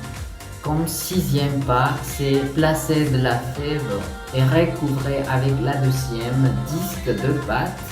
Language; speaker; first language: French; non-native, learner; Spanish